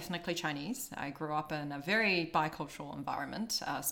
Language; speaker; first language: English; native; English